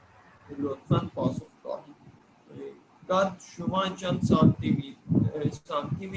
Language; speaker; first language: Persian; non-native, learner; Urdu